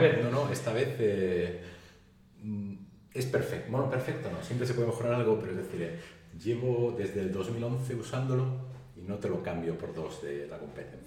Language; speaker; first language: Spanish; native; Spanish